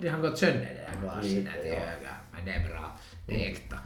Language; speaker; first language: Swedish; non-native, local second language; Finnish